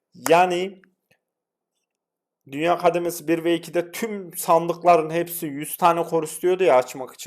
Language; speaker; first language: Turkish; native; Turkish